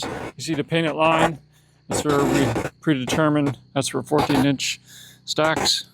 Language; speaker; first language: English; native; English